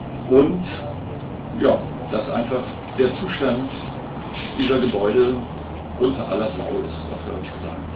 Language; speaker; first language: German; native; German